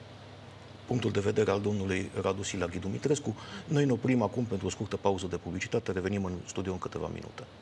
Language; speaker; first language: Romanian; native; Romanian